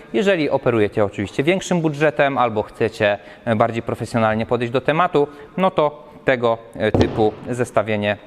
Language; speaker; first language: Polish; native; Polish